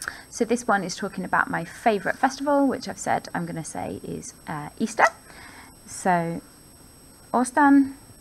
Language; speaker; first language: English; native; English